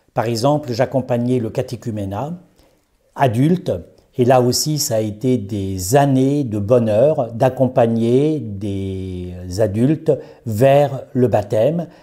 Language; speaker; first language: French; native; French